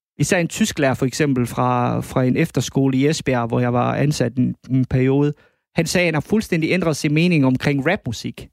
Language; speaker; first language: Danish; early bilingual, other home language; Bosnian